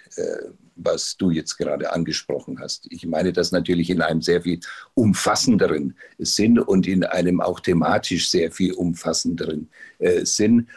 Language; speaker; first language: German; native; German